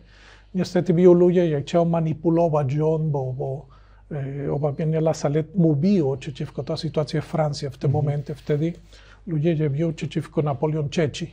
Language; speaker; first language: Polish; non-native, learner; Spanish